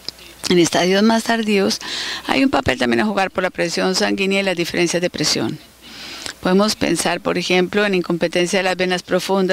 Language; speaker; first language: Spanish; native; Spanish